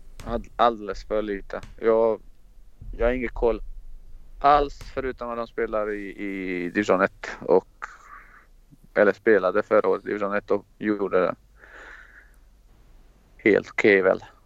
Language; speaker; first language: Swedish; non-native, fluent; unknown